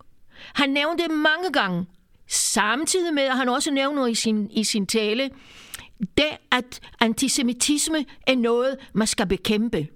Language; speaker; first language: Danish; non-native, fluent; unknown